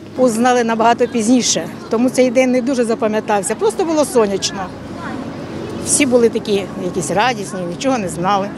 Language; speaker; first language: Ukrainian; native; Ukrainian